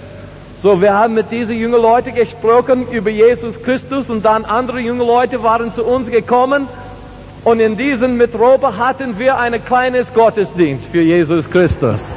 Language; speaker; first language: German; non-native, learner; English